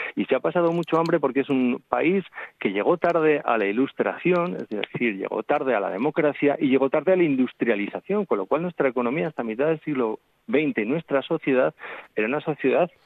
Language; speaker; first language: Spanish; native; Spanish